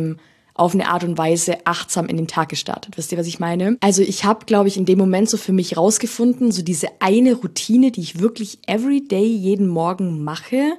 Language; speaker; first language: German; native; German